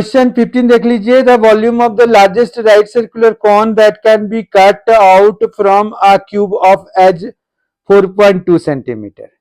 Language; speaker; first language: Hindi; native; Hindi